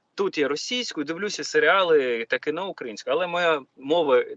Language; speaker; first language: Ukrainian; non-native, local second language; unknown